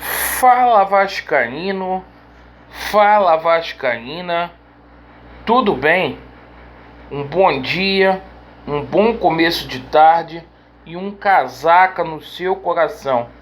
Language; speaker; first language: Portuguese; native; Portuguese